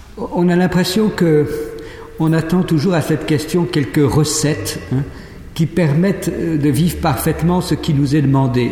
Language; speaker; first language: French; native; French